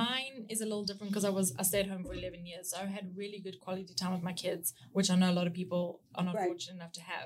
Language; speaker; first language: English; native; English